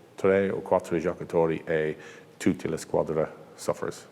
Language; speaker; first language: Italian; non-native, learner; English